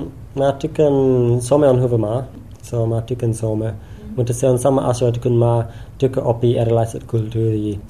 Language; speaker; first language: Finnish; non-native, learner; English